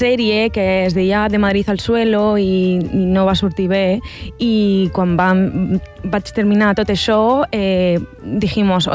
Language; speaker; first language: Catalan; non-native, local second language; Spanish